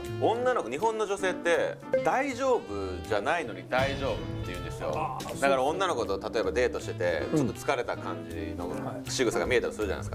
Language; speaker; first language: Japanese; native; Japanese